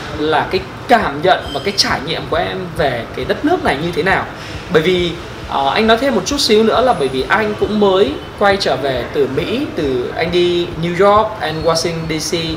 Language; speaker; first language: Vietnamese; native; Vietnamese